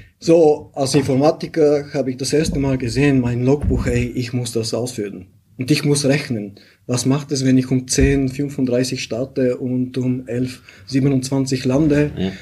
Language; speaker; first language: German; non-native, fluent; Bulgarian